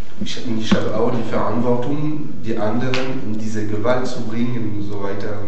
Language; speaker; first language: German; non-native, fluent; French